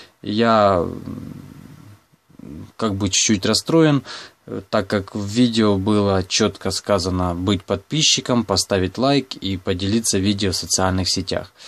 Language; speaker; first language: Russian; non-native, local second language; Ukrainian